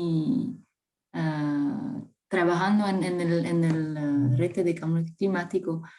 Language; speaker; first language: Spanish; non-native, fluent; French